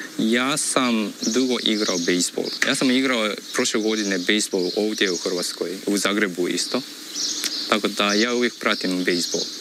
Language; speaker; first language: Croatian; non-native, fluent; Japanese